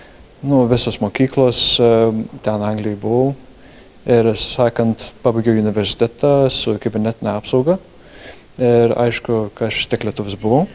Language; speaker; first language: Lithuanian; early bilingual, heritage; Lithuanian